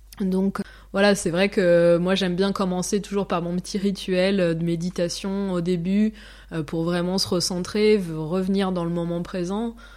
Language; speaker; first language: French; native; French